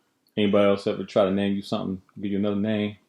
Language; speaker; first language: English; native; English